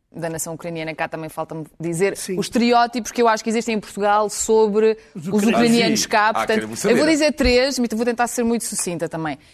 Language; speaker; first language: Portuguese; non-native, fluent; Ukrainian